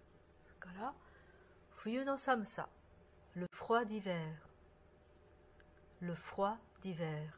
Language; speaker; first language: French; non-native, fluent; Japanese